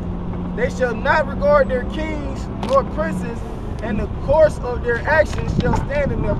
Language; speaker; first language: English; native; English